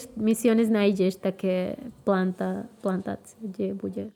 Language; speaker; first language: Slovak; non-native, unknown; Spanish